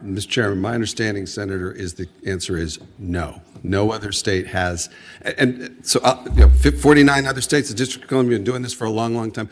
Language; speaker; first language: English; native; English